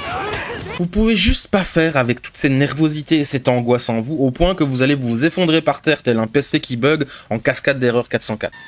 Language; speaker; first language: French; native; French